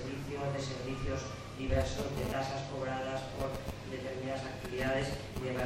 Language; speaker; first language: Spanish; native; Spanish